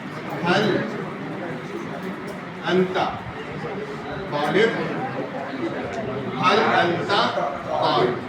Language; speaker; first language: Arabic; non-native, fluent; Urdu